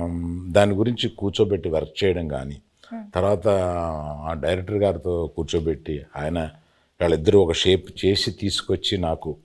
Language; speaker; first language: Telugu; native; Telugu